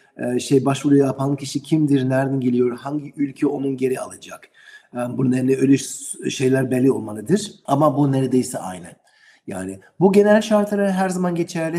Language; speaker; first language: Turkish; non-native, learner; German